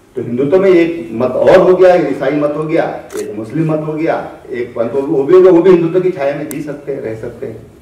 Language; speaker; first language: Hindi; native; Hindi